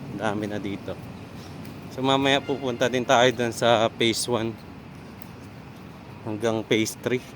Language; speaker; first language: Filipino; native; Filipino